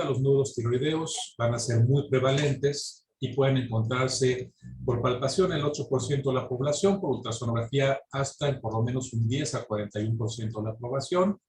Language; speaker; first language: Spanish; native; Spanish